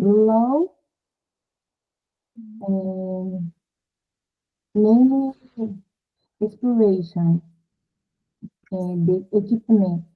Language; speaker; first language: English; non-native, learner; Portuguese